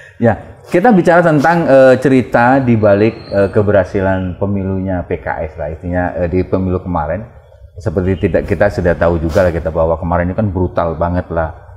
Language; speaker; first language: Indonesian; native; Indonesian